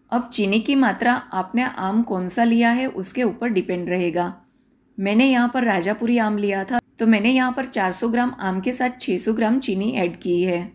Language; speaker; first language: Hindi; non-native, local second language; Gujarati